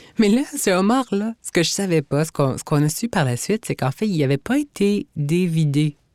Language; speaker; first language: French; native; French